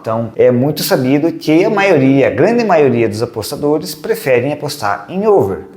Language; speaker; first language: Portuguese; native; Portuguese